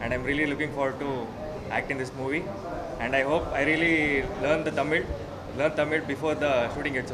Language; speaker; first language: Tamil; non-native, learner; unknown